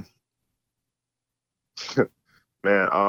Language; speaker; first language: English; native; English